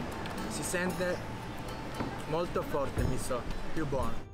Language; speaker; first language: Italian; non-native, learner; Japanese